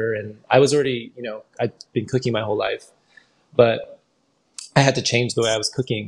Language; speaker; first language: English; native; English